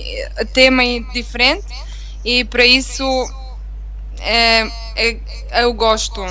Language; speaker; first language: Portuguese; non-native, learner; Italian